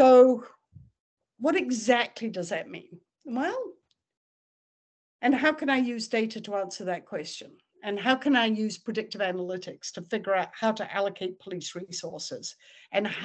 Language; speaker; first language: English; native; English